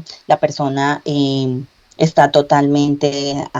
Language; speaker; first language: Spanish; native; Spanish